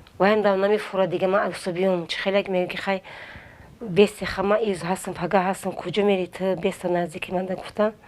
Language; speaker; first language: Tajik; non-native, fluent; Avaric